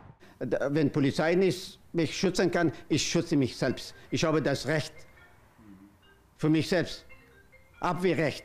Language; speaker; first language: German; non-native, learner; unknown